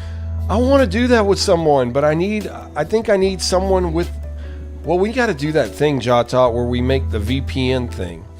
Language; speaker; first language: English; native; English